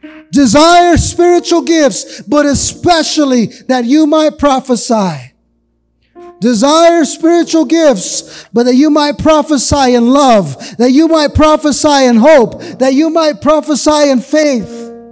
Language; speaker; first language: English; native; English